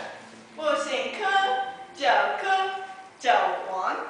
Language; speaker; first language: Chinese; non-native, learner; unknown